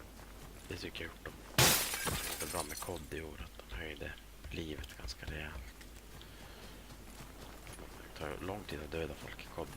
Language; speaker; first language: Swedish; native; Swedish